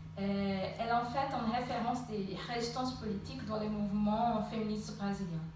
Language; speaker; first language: French; non-native, fluent; Portuguese